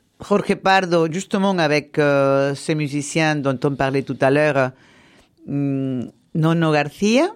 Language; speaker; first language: French; non-native, fluent; Spanish